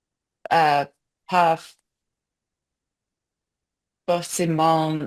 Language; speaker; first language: French; non-native, learner; English